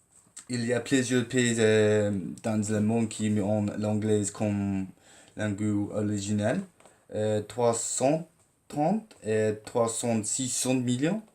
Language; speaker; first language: French; non-native, learner; English